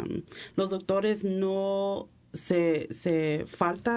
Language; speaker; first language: Spanish; early bilingual, heritage; English